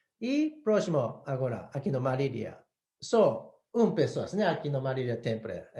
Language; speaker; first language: Portuguese; non-native, learner; Japanese